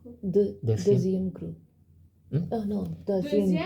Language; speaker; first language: French; non-native, learner; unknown